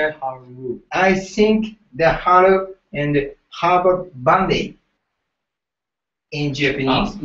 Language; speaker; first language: English; non-native, learner; Japanese